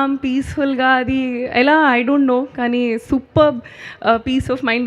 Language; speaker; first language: Telugu; non-native, learner; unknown